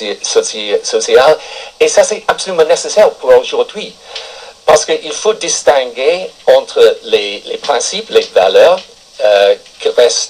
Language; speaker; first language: French; non-native, fluent; English